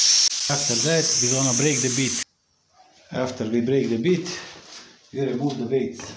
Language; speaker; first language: English; non-native, learner; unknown